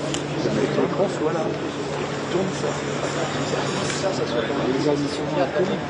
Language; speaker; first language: French; native; French